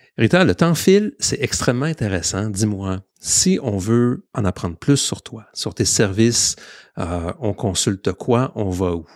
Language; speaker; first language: French; native; French